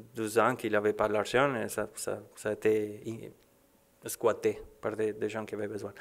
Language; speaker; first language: French; non-native, learner; Spanish